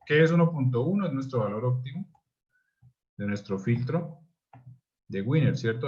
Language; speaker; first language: Spanish; native; Spanish